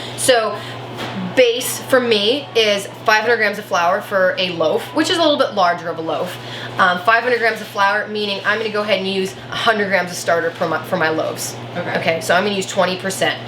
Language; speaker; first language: English; native; English